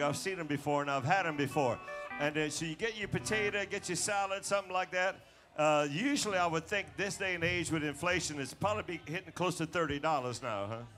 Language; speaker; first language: English; native; English